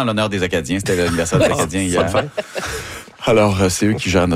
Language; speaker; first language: French; native; French